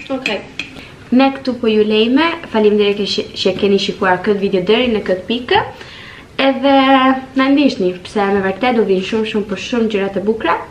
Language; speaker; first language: Albanian; early bilingual, heritage; Albanian